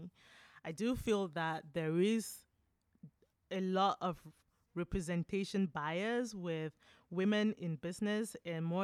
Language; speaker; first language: English; non-native, local second language; French